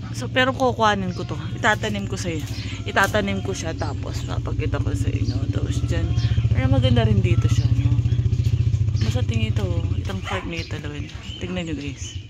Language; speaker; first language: Filipino; non-native, local second language; Pampanga